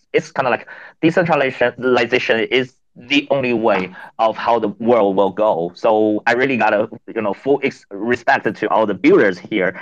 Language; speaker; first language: English; non-native, fluent; Chinese